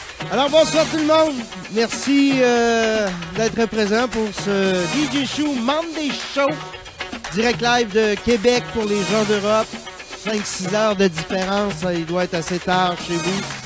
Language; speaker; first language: French; native; French